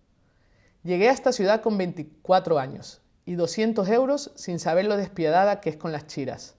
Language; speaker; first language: Spanish; native; Spanish